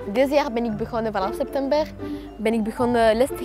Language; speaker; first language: Dutch; non-native, local second language; French